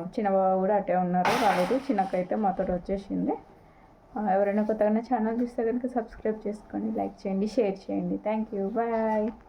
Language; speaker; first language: Telugu; non-native, local second language; Lambadi